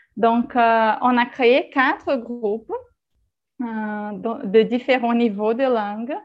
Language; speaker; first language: French; non-native, fluent; Portuguese